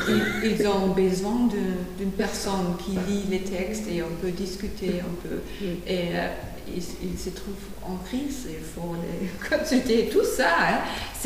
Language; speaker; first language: French; non-native, fluent; German